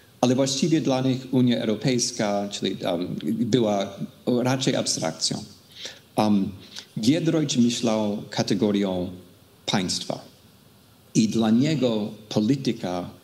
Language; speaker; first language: Polish; non-native, fluent; English